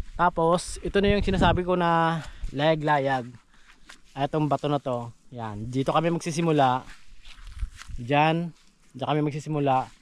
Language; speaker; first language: Filipino; non-native, local second language; Kinaray-a